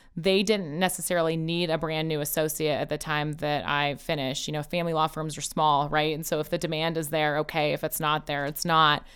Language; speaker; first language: English; early bilingual, other home language; Persian